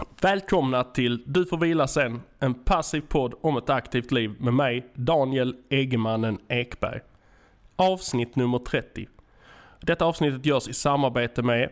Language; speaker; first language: Swedish; native; Swedish